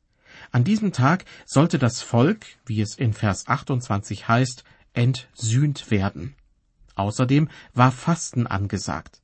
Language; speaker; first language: German; native; German